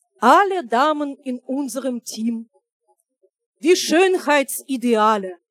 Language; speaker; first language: German; non-native, fluent; Russian